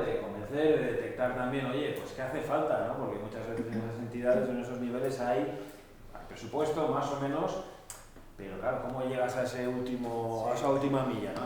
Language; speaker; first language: Spanish; native; Spanish